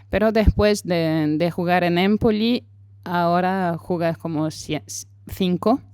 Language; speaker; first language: Spanish; non-native, fluent; French